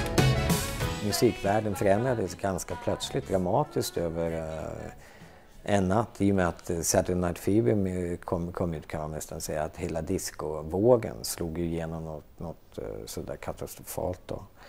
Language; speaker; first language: Swedish; native; Swedish